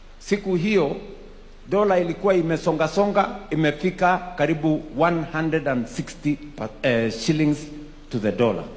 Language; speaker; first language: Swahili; non-native, local second language; Kalenjin